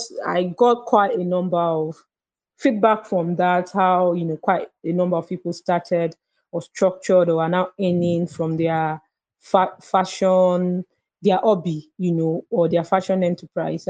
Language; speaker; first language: English; non-native, local second language; Yoruba